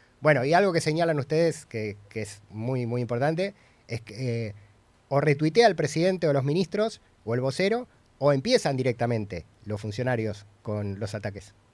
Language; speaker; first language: Spanish; native; Spanish